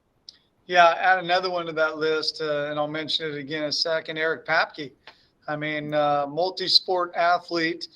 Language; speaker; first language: English; native; English